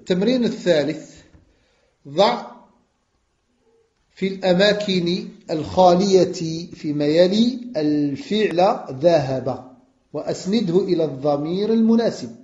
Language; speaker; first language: Arabic; non-native, fluent; French